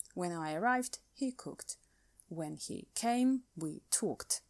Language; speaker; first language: English; non-native, fluent; Russian